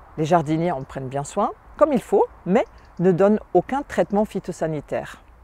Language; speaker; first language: French; non-native, fluent; German